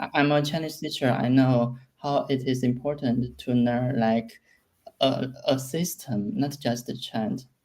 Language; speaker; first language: English; non-native, learner; Chinese